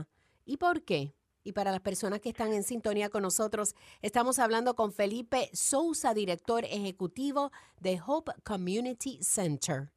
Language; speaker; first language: Spanish; native; Spanish